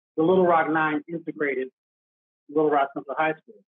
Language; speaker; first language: English; native; English